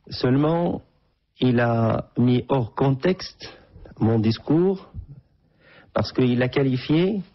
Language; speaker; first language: French; non-native, local second language; Arabic